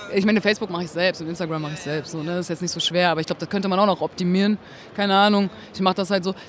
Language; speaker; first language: German; native; German